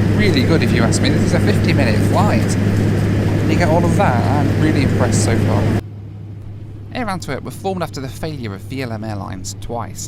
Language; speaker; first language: English; native; English